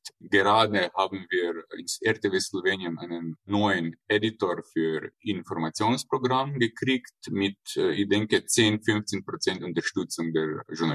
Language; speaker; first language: German; non-native, fluent; Slovenian